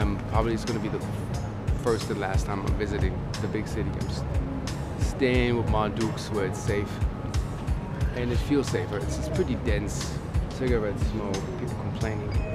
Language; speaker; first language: English; non-native, fluent; German